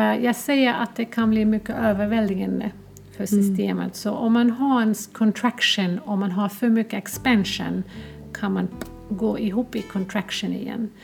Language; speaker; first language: Swedish; non-native, fluent; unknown